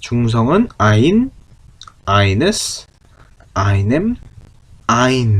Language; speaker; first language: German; non-native, fluent; Korean